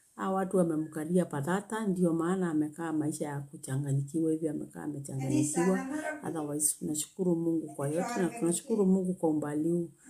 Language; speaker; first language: Swahili; native; Swahili